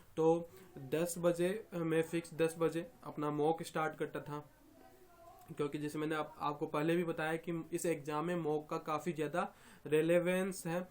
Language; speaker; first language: Hindi; native; Hindi